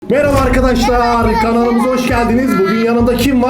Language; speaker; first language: Turkish; native; Turkish